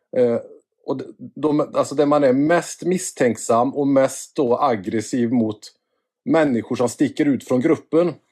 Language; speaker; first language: Swedish; native; Swedish